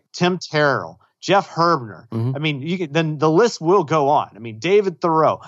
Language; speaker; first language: English; native; English